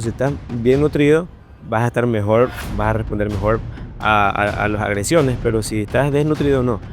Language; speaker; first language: Spanish; native; Spanish